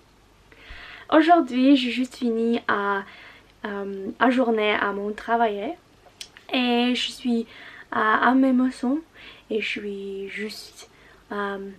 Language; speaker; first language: French; non-native, learner; Russian